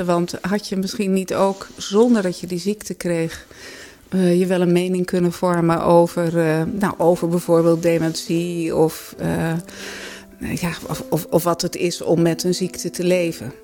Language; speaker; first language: Dutch; native; Dutch